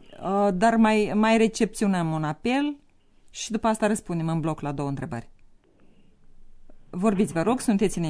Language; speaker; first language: Romanian; native; Romanian